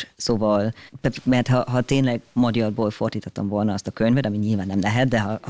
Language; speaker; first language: Hungarian; non-native, fluent; German